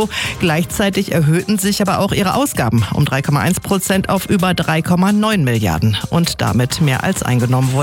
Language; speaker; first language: German; native; German